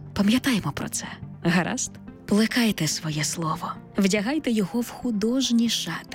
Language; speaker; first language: Ukrainian; native; Ukrainian